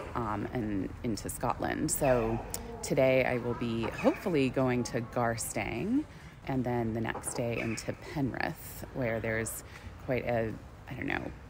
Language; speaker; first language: English; native; English